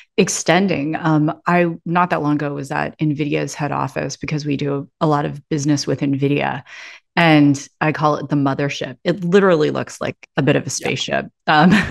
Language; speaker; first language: English; native; English